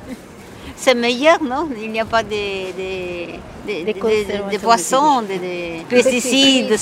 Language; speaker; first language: French; non-native, fluent; Italian